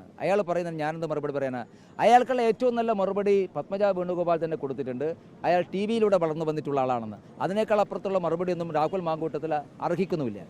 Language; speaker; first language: Malayalam; native; Malayalam